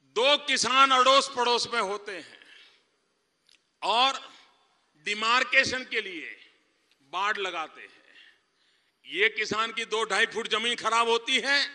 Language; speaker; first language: Hindi; non-native, local second language; Gujarati